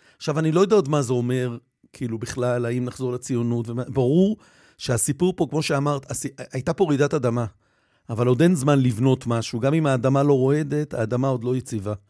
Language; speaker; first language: Hebrew; native; Hebrew